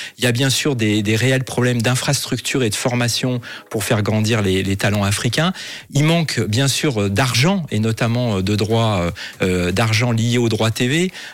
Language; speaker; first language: French; native; French